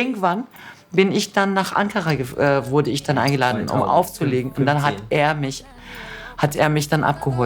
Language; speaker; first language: German; native; German